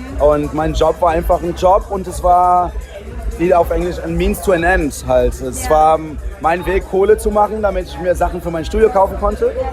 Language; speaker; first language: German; early bilingual, heritage; Portuguese